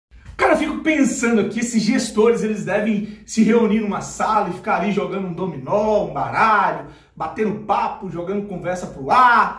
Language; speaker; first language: Portuguese; native; Portuguese